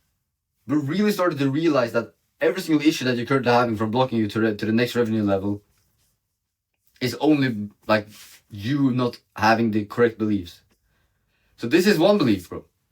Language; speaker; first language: English; non-native, fluent; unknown